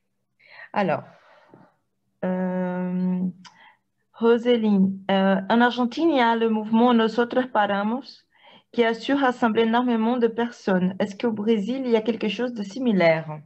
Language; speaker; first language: French; non-native, fluent; Portuguese